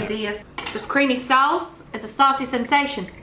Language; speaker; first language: English; native; English